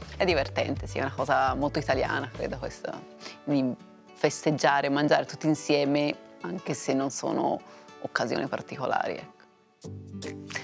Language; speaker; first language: Italian; native; Italian